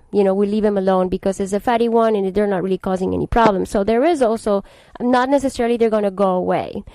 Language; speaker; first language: English; non-native, fluent; Spanish